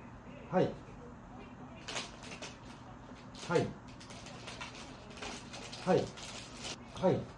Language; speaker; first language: Korean; non-native, learner; Japanese